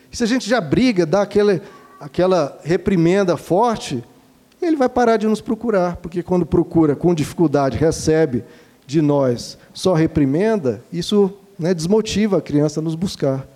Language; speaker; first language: Portuguese; native; Portuguese